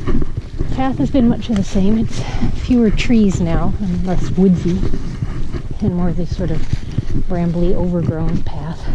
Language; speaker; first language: English; native; English